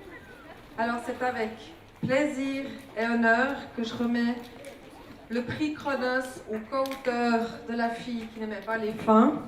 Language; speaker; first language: French; native; French